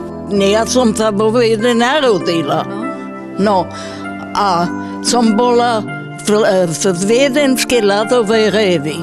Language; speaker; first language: Slovak; non-native, fluent; German